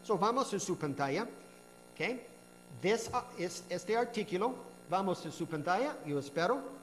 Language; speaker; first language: Spanish; non-native, learner; English